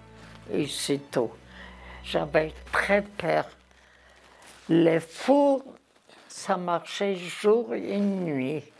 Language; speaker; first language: French; non-native, learner; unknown